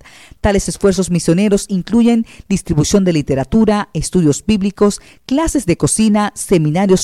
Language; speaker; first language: Spanish; native; Spanish